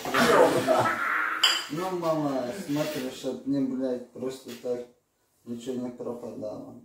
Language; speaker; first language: Russian; non-native, local second language; Ukrainian